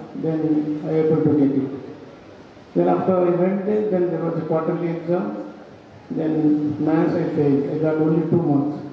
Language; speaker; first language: English; non-native, local second language; Telugu